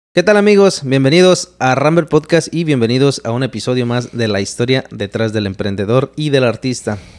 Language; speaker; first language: Spanish; native; Spanish